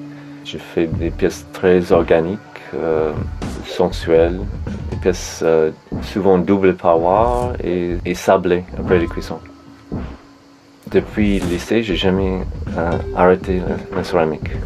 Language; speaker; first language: French; non-native, fluent; English